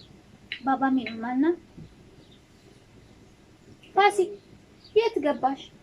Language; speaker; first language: Arabic; non-native, learner; Amharic